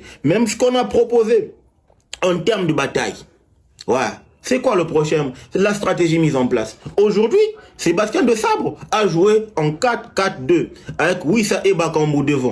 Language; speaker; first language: French; non-native, local second language; Lingala